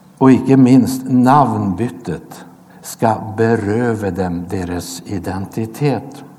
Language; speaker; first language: Swedish; native; Swedish